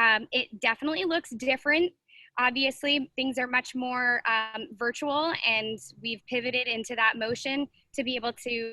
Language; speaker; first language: English; native; English